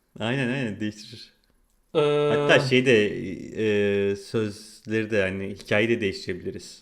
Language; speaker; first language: Turkish; native; Turkish